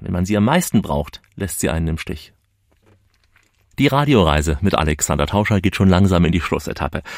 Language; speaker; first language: German; native; German